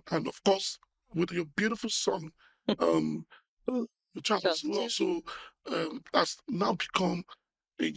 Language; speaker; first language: English; non-native, local second language; Yoruba